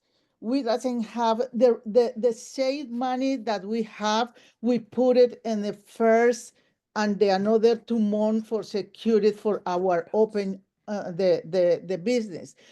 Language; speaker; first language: English; non-native, local second language; Spanish